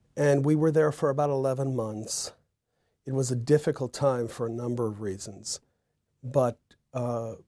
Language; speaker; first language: English; native; English